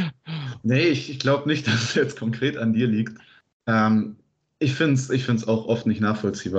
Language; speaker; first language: German; native; German